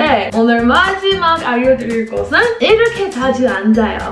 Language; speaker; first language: Korean; non-native, fluent; English